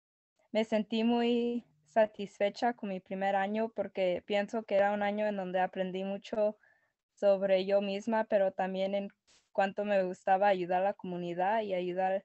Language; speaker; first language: Spanish; early bilingual, other home language; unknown